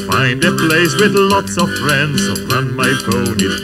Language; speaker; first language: English; non-native, fluent; Czech